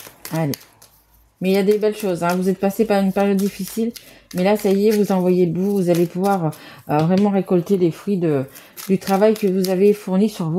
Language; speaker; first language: French; native; French